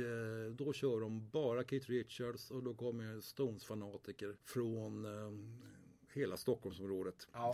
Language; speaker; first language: Swedish; native; Swedish